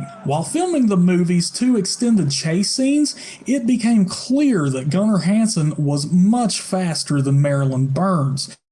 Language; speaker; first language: English; native; English